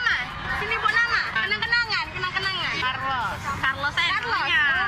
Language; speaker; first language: Indonesian; non-native, fluent; English